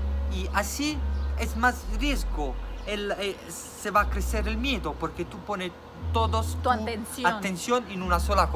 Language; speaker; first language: Spanish; non-native, fluent; Italian